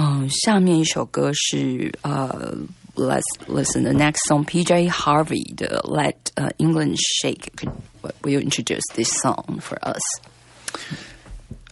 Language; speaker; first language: English; non-native, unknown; Chinese